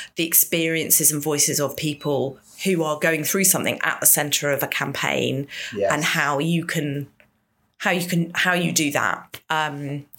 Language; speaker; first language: English; native; English